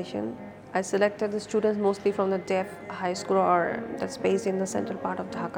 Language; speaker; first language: English; non-native, local second language; Bangla